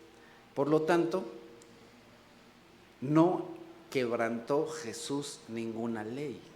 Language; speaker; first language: Spanish; native; Spanish